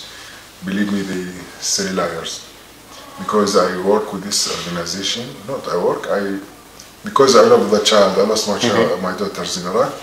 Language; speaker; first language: English; non-native, learner; Arabic